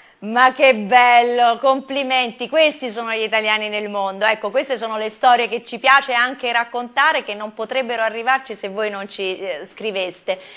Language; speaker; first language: Italian; native; Italian